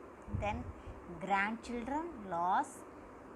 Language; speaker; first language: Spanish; non-native, learner; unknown